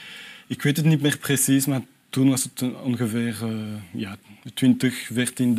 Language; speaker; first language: Dutch; non-native, local second language; French